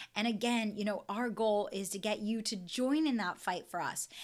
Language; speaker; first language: English; native; English